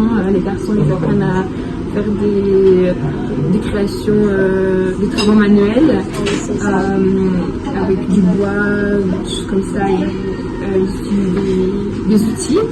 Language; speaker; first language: French; early bilingual, heritage; French